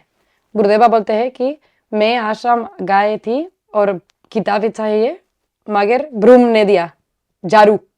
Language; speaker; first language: Hindi; non-native, learner; Spanish